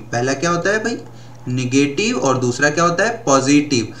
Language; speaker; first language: Hindi; native; Hindi